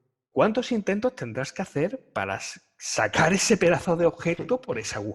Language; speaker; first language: Spanish; native; Spanish